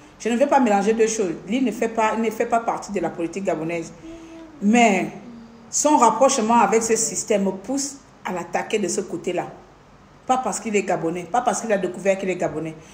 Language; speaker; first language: French; non-native, local second language; Fang